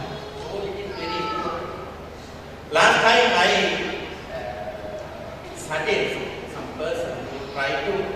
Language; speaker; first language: English; non-native, learner; Sinhala